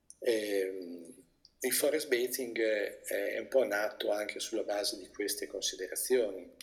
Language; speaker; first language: Italian; native; Italian